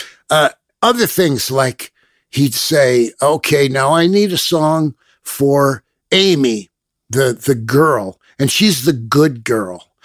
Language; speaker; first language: English; native; English